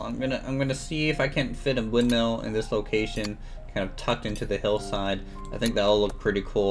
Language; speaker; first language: English; native; English